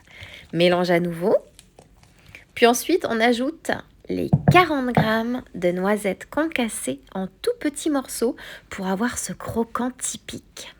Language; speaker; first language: French; native; French